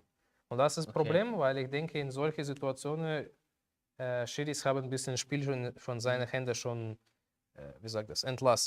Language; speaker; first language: German; non-native, learner; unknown